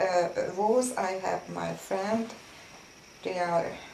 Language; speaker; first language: English; non-native, learner; Hungarian